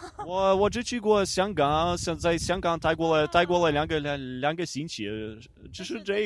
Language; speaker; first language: Chinese; non-native, learner; Ukrainian